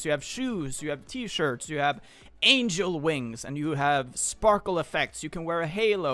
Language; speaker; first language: English; non-native, fluent; Swedish